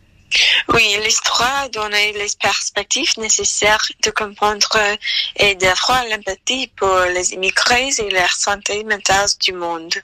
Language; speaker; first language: French; non-native, learner; English